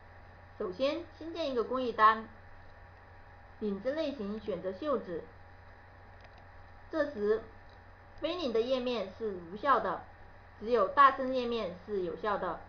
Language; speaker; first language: Chinese; native; Chinese